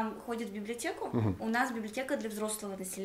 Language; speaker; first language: Russian; native; Russian